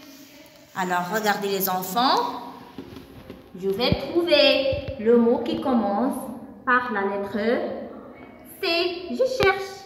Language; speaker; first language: French; non-native, local second language; Arabic